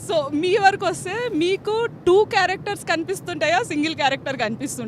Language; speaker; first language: Telugu; native; Telugu